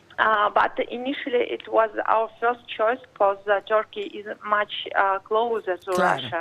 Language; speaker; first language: English; non-native, learner; Russian